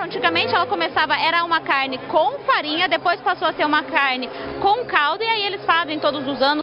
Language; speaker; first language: Portuguese; native; Portuguese